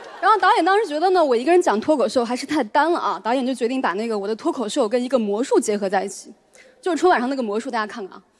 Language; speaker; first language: Chinese; native; Chinese